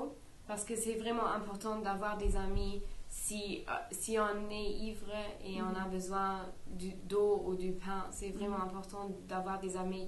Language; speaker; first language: French; non-native, learner; English